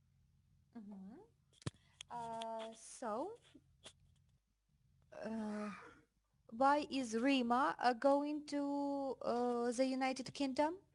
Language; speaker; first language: English; non-native, fluent; Russian